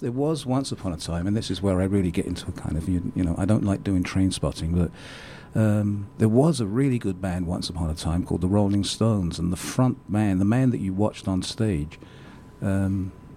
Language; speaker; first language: English; native; English